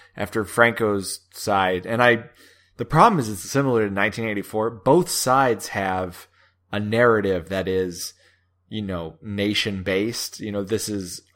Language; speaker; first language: English; native; English